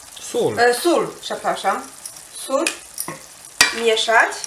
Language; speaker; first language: Polish; non-native, learner; Chinese